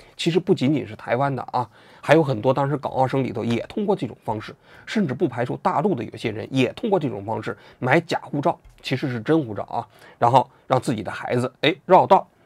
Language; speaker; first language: Chinese; native; Chinese